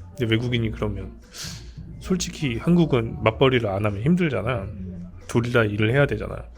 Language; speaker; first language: Korean; native; Korean